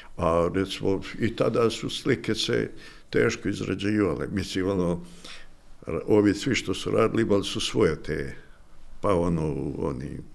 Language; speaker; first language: Bosnian; native; Bosnian